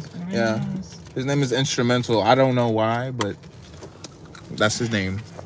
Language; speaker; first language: English; native; English